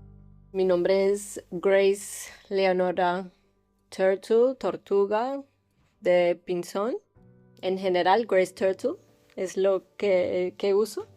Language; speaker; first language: Spanish; early bilingual, heritage; English